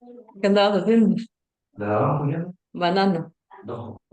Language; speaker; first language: Spanish; native; Spanish